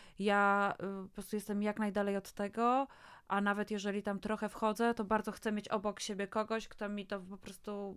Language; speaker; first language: Polish; native; Polish